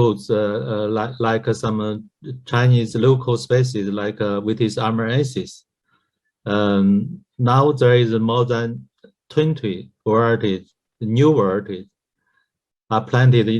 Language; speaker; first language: English; non-native, learner; Chinese